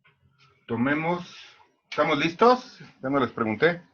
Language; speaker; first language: Spanish; native; Spanish